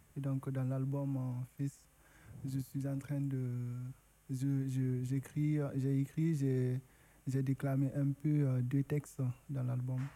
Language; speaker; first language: French; non-native, local second language; Susu